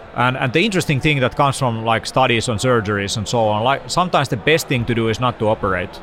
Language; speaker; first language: English; non-native, fluent; Finnish